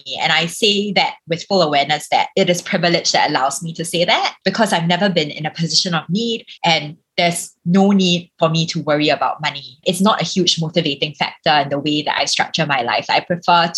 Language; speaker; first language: English; native; English